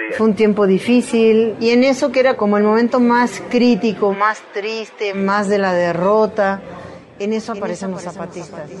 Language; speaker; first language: Spanish; native; Spanish